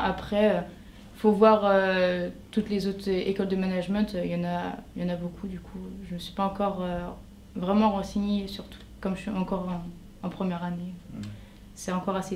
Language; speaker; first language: French; native; French